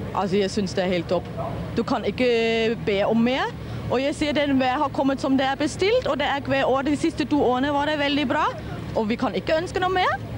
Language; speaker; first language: Norwegian; non-native, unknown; German